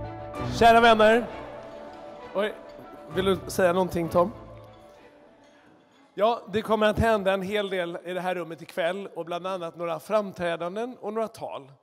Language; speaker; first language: Swedish; native; Swedish